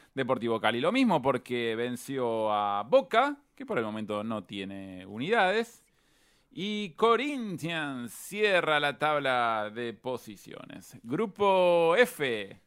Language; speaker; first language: Spanish; native; Spanish